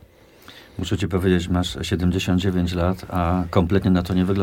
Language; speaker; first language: Polish; native; Polish